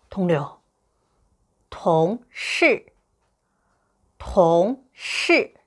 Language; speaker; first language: Korean; non-native, fluent; Chinese